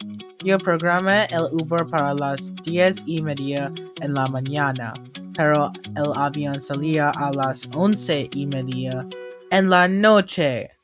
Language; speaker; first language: Spanish; non-native, learner; English